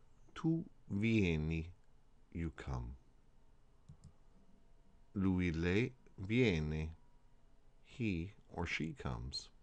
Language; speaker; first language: Italian; non-native, fluent; English